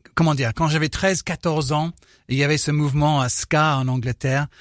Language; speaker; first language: French; non-native, fluent; English